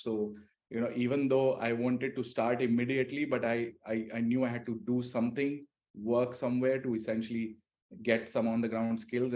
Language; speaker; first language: English; non-native, local second language; Hindi